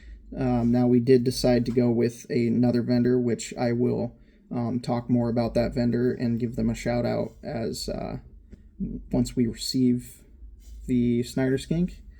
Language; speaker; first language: English; native; English